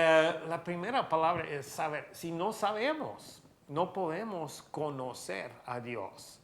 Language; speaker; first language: Spanish; non-native, fluent; English